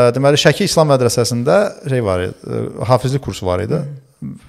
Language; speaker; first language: Azerbaijani; early bilingual, other home language; Turkish